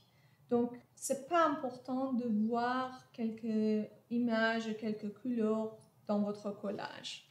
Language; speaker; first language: French; non-native, fluent; Persian